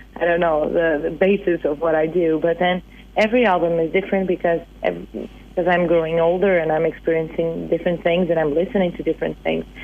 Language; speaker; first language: English; non-native, fluent; Portuguese